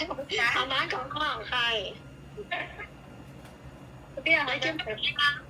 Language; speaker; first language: Chinese; non-native, learner; Indonesian